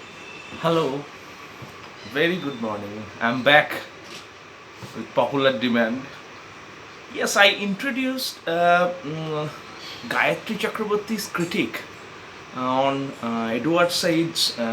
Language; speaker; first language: English; non-native, local second language; Bangla